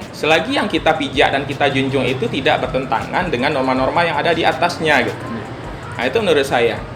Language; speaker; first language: Indonesian; non-native, local second language; Minangkabau